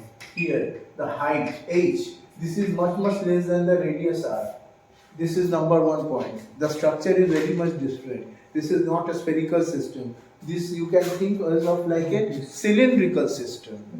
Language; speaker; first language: English; non-native, local second language; Bangla